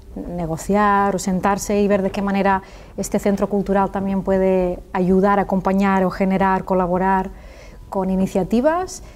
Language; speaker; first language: Spanish; native; Spanish